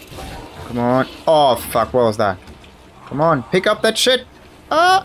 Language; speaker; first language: English; non-native, fluent; German